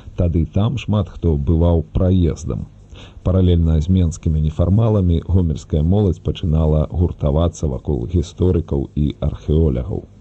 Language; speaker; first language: Belarusian; native; Belarusian